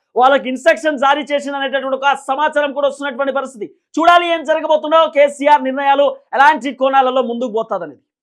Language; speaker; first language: Telugu; native; Telugu